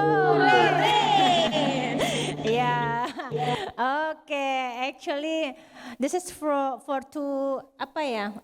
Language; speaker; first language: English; non-native, learner; Indonesian